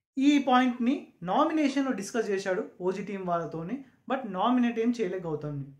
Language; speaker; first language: Telugu; non-native, local second language; Urdu